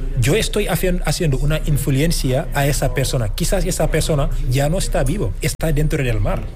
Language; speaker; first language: Spanish; non-native, fluent; Wolof